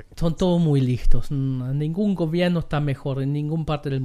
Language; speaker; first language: Spanish; non-native, learner; German